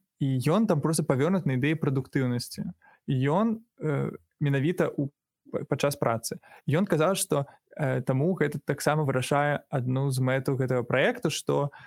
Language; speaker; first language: Belarusian; non-native, local second language; Russian